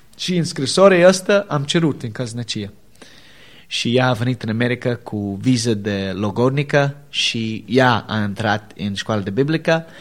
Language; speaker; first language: Romanian; non-native, learner; English